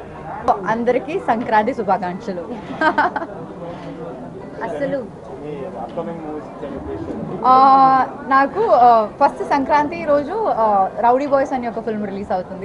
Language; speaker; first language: Telugu; non-native, fluent; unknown